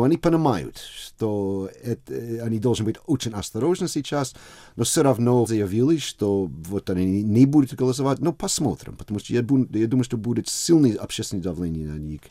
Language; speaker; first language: Russian; non-native, fluent; English